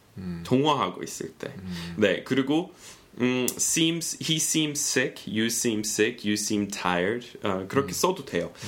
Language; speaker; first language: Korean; non-native, fluent; English